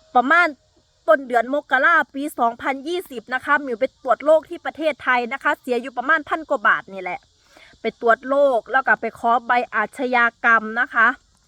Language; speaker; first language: Thai; native; Thai